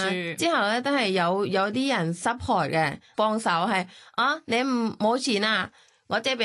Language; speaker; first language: Cantonese; non-native, fluent; Thai